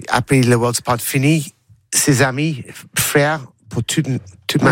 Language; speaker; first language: French; non-native, learner; English